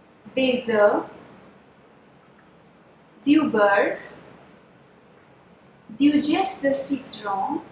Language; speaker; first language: French; non-native, fluent; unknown